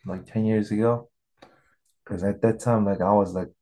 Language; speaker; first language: English; non-native, fluent; Mongolian